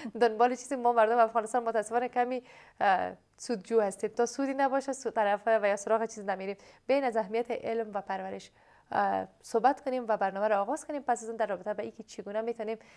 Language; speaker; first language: Persian; native; Persian